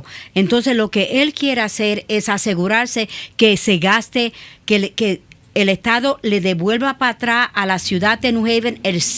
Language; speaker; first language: Spanish; early bilingual, other home language; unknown